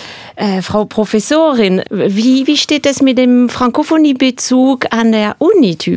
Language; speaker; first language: German; non-native, fluent; French